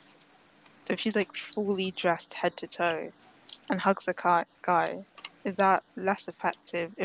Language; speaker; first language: English; native; English